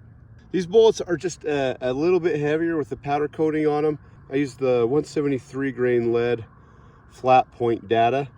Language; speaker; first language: English; native; English